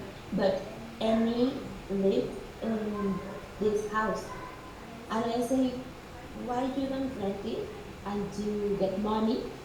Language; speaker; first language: English; non-native, fluent; Spanish